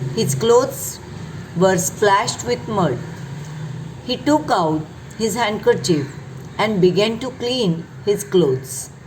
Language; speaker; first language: English; non-native, local second language; Marathi